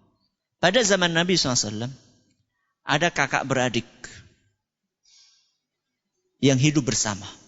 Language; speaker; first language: Indonesian; non-native, local second language; Javanese